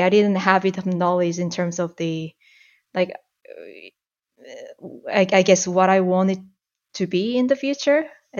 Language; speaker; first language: English; non-native, fluent; Korean